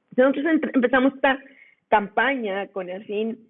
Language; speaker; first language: Spanish; native; Spanish